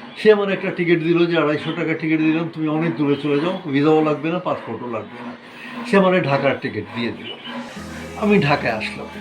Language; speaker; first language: Bangla; non-native, fluent; Punjabi